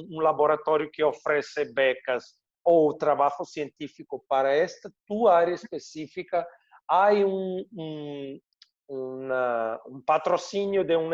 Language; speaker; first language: Spanish; non-native, fluent; Portuguese